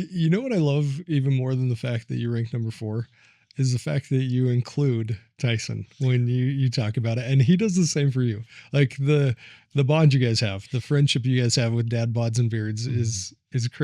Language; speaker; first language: English; native; English